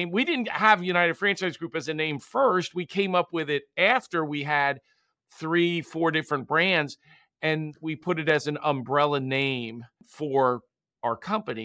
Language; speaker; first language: English; native; English